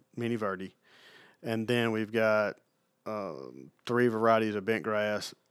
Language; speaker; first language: English; native; English